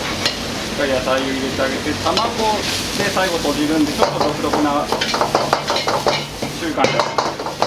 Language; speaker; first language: Japanese; native; Japanese